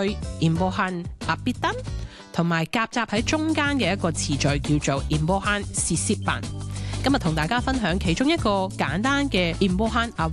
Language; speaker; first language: Cantonese; early bilingual, heritage; Cantonese